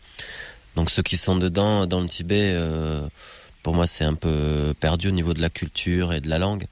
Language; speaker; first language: French; native; French